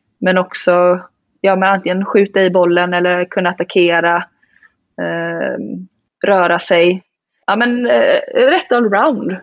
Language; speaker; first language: Swedish; native; Swedish